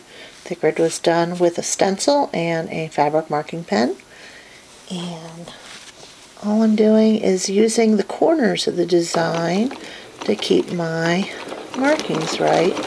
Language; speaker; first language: English; native; English